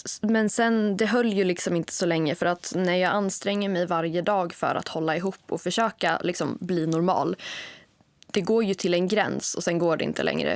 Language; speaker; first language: Swedish; native; Swedish